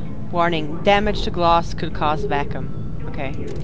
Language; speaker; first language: English; non-native, fluent; Swedish